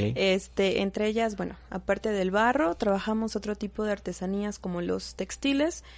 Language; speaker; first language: Spanish; native; Spanish